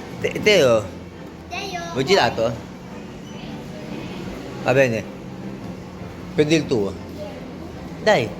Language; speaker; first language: Italian; non-native, learner; Filipino